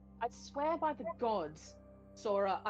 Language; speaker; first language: English; native; English